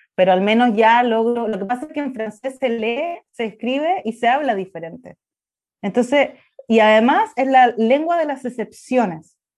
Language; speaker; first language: Spanish; native; Spanish